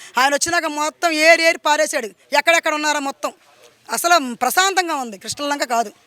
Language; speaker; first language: Telugu; native; Telugu